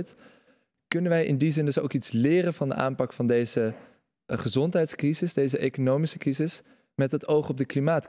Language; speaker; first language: Dutch; native; Dutch